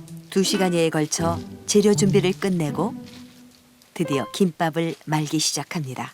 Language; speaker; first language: Korean; native; Korean